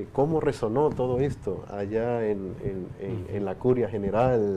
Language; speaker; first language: Spanish; native; Spanish